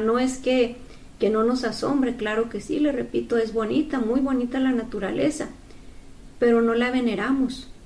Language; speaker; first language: Spanish; native; Spanish